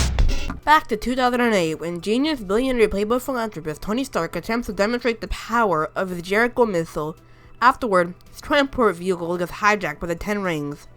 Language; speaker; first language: English; native; English